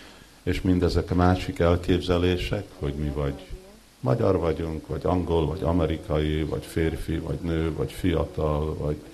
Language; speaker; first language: Hungarian; early bilingual, heritage; Hungarian